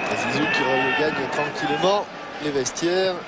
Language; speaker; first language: French; native; French